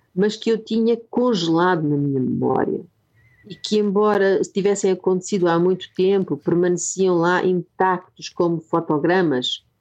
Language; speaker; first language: Portuguese; native; Portuguese